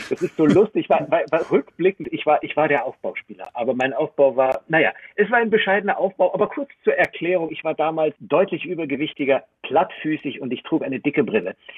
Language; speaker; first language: German; early bilingual, other home language; Romanian